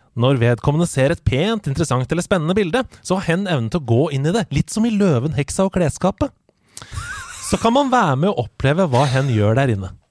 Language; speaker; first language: Norwegian; native; Norwegian